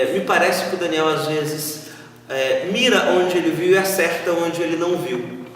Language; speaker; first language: Portuguese; native; Portuguese